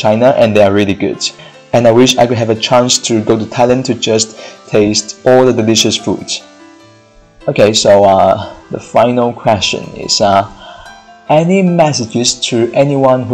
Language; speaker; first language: English; non-native, fluent; Chinese